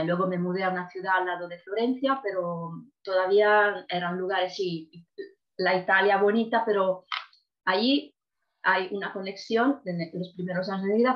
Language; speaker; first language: Spanish; non-native, fluent; Italian